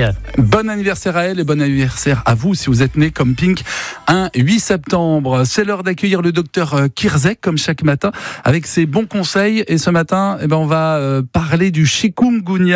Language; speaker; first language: French; native; French